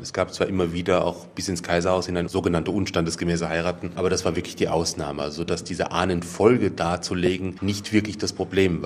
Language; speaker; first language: German; native; German